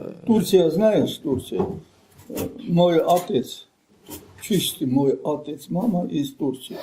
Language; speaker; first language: Russian; non-native, local second language; Armenian